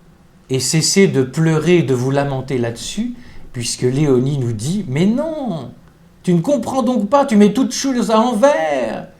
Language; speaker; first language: French; native; French